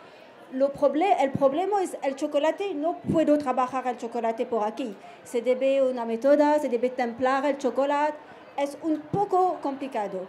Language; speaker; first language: Spanish; non-native, learner; French